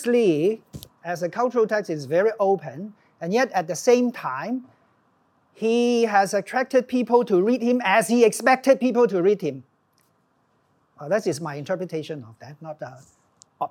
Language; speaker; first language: English; non-native, local second language; Cantonese